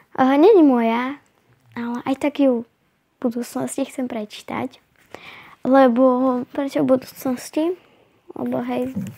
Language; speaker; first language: Slovak; native; Slovak